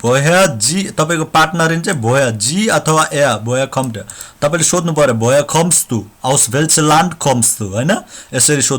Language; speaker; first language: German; non-native, learner; Nepali